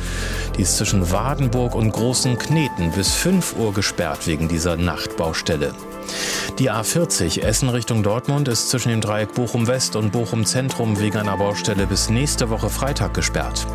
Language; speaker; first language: German; native; German